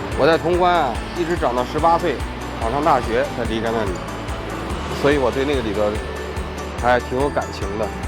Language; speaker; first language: Chinese; native; Chinese